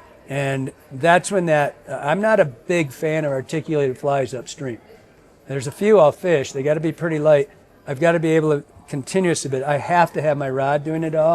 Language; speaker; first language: English; native; English